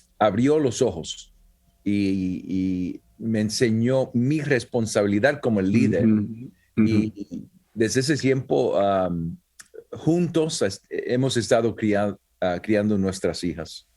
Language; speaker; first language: Spanish; early bilingual, heritage; Spanish